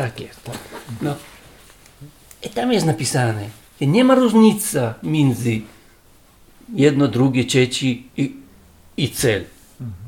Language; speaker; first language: Polish; non-native, learner; Italian